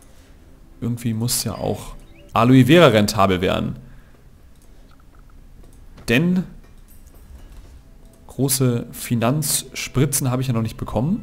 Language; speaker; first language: German; native; German